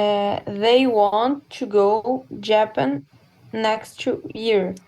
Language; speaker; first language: English; non-native, learner; Portuguese